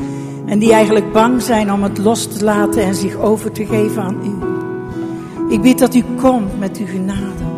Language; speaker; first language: Dutch; native; Dutch